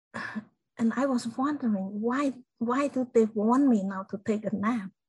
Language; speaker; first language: English; non-native, fluent; Khmer